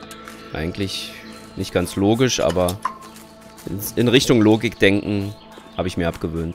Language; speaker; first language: German; native; German